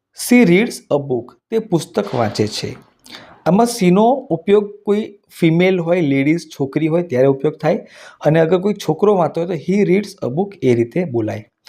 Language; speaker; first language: Gujarati; non-native, local second language; Hindi